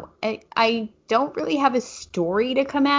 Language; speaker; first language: English; native; English